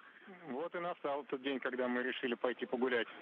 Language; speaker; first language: Russian; native; Russian